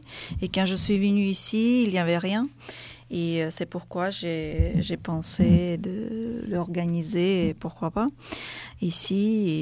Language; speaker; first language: French; non-native, fluent; Russian